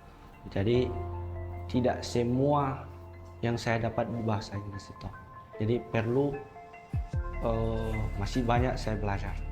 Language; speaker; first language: Indonesian; non-native, local second language; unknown